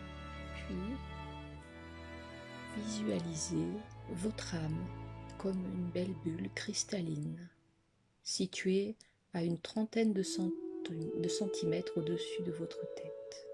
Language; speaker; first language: French; native; French